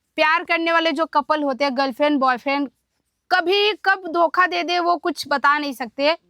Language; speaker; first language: Hindi; non-native, local second language; Marathi